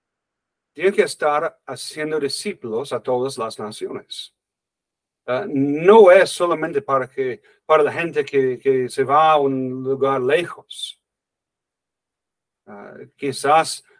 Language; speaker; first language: Spanish; non-native, fluent; English